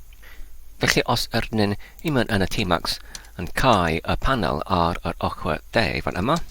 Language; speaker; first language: Welsh; non-native, learner; English